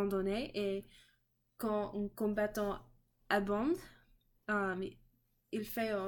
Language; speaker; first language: French; non-native, learner; English